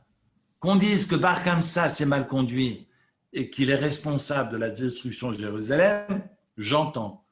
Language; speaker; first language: French; native; French